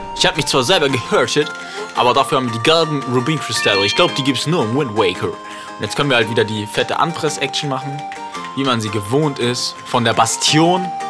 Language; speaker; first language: German; native; German